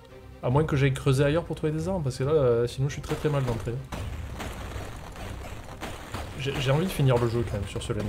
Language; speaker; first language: French; native; French